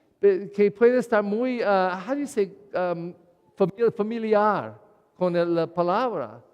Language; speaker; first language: Spanish; non-native, learner; English